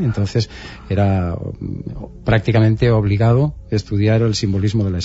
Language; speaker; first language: Spanish; native; Spanish